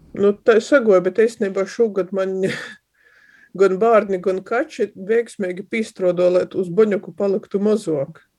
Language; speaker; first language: Latvian; non-native, local second language; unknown